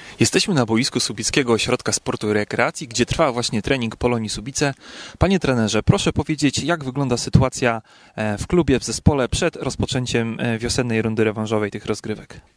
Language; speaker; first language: Polish; native; Polish